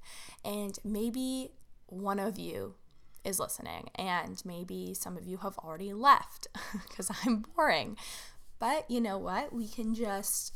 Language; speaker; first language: English; native; English